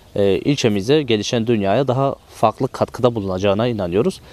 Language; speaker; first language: Turkish; native; Turkish